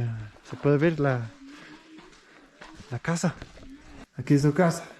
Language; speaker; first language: Spanish; non-native, learner; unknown